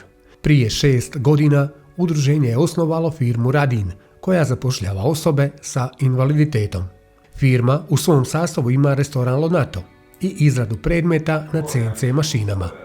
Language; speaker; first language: Bosnian; native; Bosnian